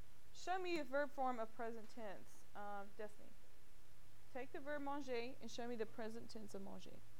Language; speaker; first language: English; native; English